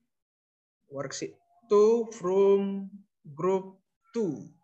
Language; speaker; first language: English; non-native, learner; Indonesian